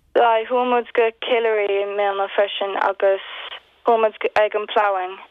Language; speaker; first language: Irish; native; Irish